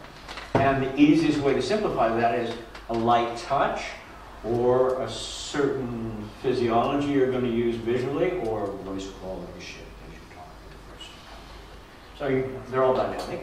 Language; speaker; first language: English; native; English